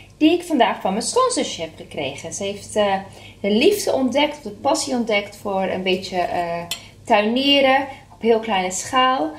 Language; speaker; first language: Dutch; non-native, fluent; Spanish